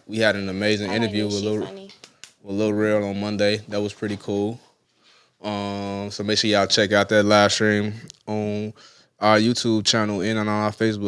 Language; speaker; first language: English; native; English